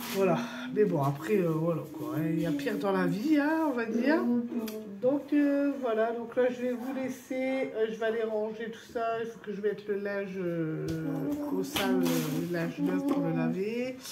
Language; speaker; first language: French; native; French